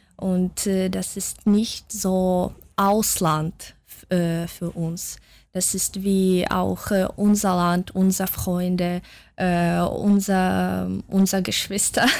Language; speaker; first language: German; non-native, learner; Russian